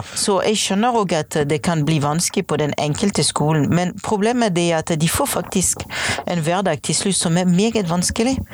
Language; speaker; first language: Norwegian; non-native, fluent; French